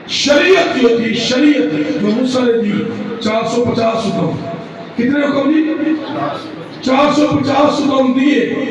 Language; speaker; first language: Urdu; non-native, local second language; Punjabi